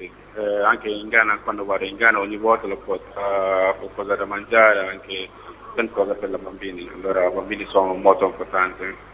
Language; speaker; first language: Italian; non-native, learner; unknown